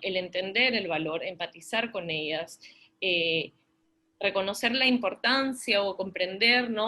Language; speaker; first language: Spanish; native; Spanish